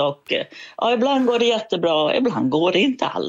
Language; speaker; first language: Swedish; native; Swedish